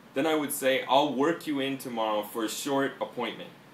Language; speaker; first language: English; native; English